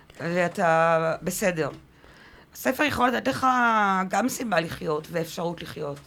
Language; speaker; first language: Hebrew; early bilingual, other home language; French